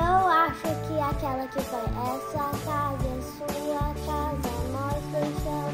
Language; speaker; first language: Portuguese; early bilingual, heritage; Portuguese